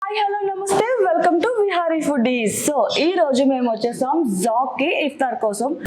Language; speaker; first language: Telugu; native; Telugu